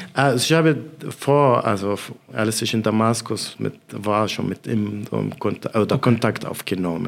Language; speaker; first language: German; non-native, fluent; Arabic